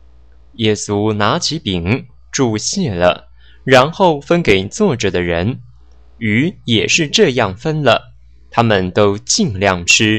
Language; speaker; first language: Chinese; native; Chinese